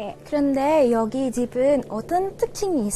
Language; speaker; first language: Korean; non-native, fluent; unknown